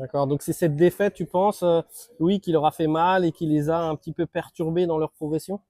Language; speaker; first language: French; native; French